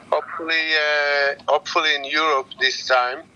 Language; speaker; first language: English; non-native, learner; Hebrew